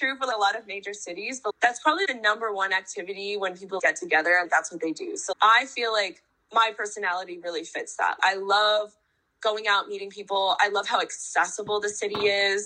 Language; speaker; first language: English; native; English